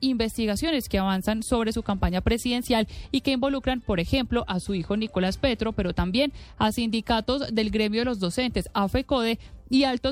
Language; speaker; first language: Spanish; native; Spanish